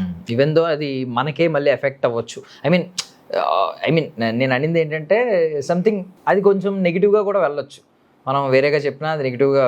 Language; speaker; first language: Telugu; native; Telugu